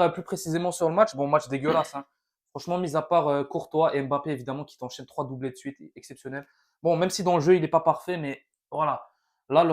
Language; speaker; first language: French; native; French